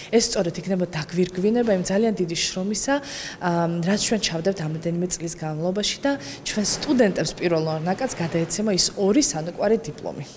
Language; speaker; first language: Georgian; native; Georgian